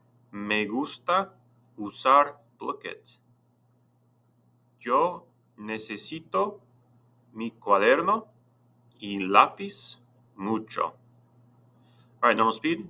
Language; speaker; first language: Spanish; non-native, fluent; English